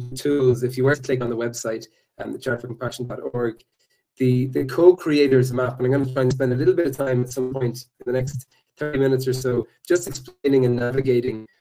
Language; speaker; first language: English; native; English